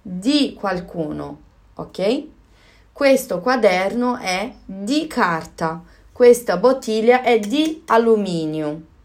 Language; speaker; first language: Italian; non-native, learner; Portuguese